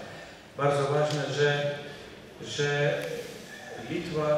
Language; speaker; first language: Polish; non-native, fluent; Lithuanian